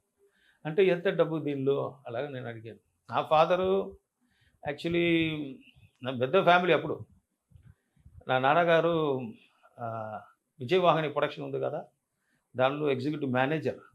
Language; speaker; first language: Telugu; non-native, learner; Tamil